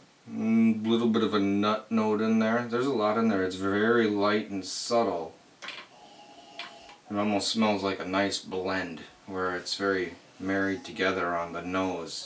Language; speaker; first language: English; native; English